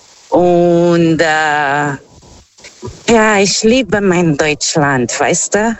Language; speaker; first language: German; non-native, fluent; Portuguese